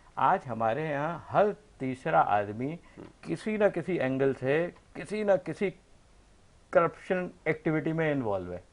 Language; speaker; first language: Urdu; native; Urdu